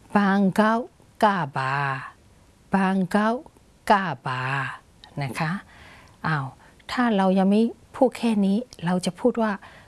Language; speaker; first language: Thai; native; Thai